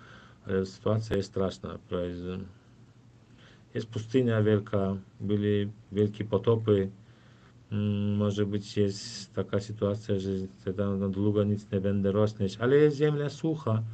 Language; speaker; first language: Polish; non-native, fluent; Turkmen